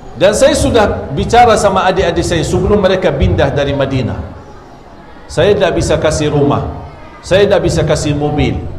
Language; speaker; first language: Indonesian; non-native, fluent; Arabic